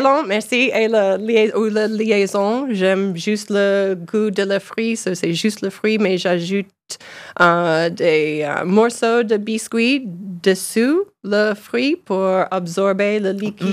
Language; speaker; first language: French; non-native, learner; English